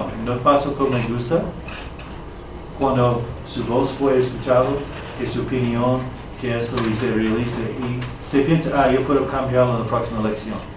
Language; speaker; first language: Spanish; non-native, fluent; English